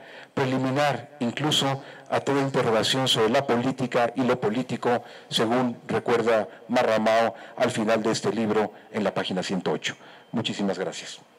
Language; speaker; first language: Spanish; native; Spanish